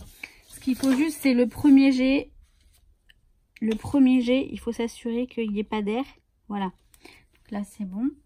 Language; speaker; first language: French; native; French